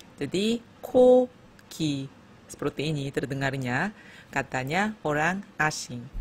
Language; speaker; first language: Indonesian; non-native, fluent; Korean